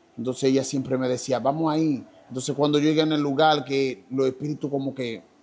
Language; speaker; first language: Spanish; non-native, fluent; Haitian Creole